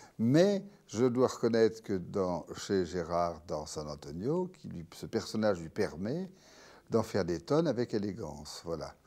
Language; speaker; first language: French; native; French